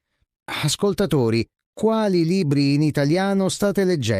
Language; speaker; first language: Italian; non-native, fluent; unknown